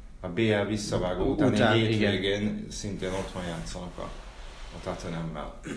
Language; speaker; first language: Hungarian; native; Hungarian